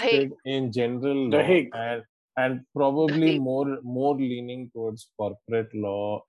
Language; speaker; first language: English; non-native, local second language; Gujarati